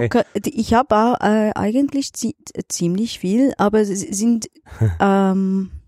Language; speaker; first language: German; non-native, learner; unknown